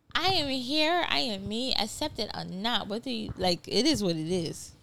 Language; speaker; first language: English; non-native, local second language; Yoruba